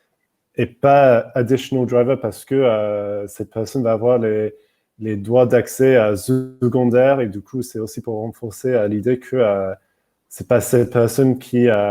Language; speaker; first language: French; non-native, fluent; English